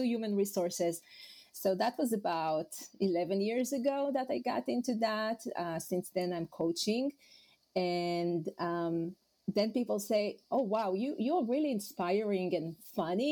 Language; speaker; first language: English; non-native, fluent; Hebrew